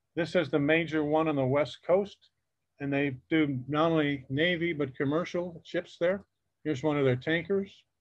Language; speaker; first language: English; native; English